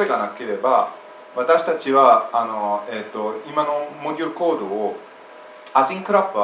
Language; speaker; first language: Japanese; non-native, fluent; English